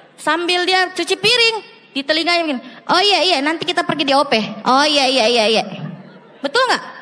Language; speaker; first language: Indonesian; native; Indonesian